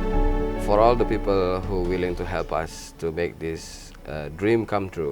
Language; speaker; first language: English; non-native, learner; Indonesian